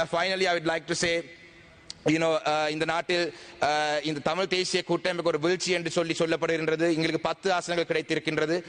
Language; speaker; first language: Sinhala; non-native, local second language; Tamil